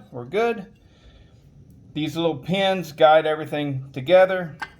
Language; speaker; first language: English; native; English